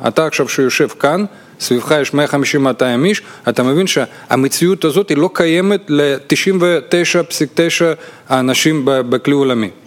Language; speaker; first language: Hebrew; non-native, fluent; Russian